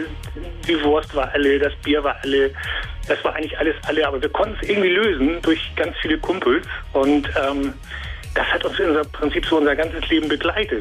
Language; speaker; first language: German; native; German